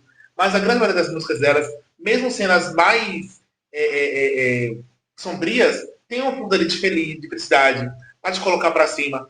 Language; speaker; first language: Portuguese; native; Portuguese